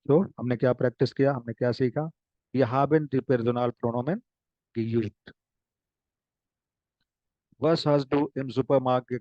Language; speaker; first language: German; non-native, fluent; Hindi